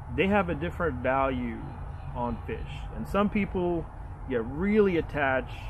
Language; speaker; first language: English; native; English